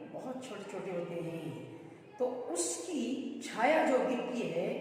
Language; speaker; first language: Hindi; non-native, local second language; Kannada